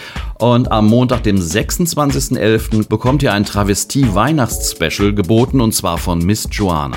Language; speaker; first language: German; native; German